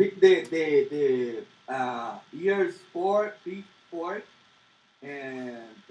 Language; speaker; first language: English; non-native, learner; Portuguese